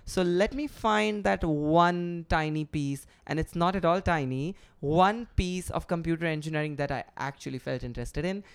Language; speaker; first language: English; non-native, local second language; Gujarati